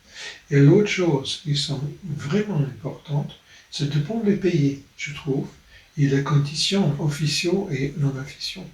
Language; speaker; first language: French; non-native, fluent; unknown